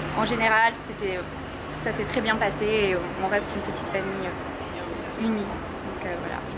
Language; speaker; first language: French; native; French